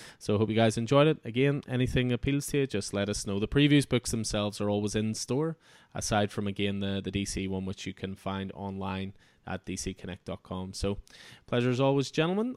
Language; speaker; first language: English; native; English